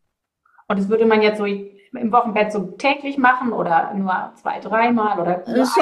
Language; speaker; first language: German; native; German